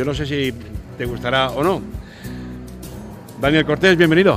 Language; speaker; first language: Spanish; native; Spanish